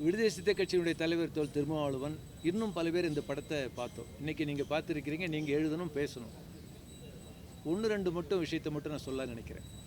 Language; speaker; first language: Tamil; native; Tamil